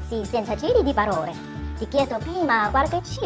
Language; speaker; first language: Italian; non-native, fluent; Chinese